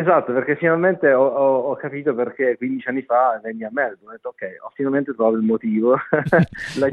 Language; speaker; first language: Italian; native; Italian